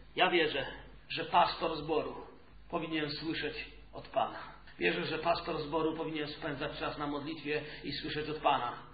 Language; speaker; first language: Polish; native; Polish